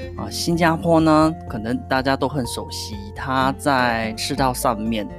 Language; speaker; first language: Chinese; non-native, fluent; Japanese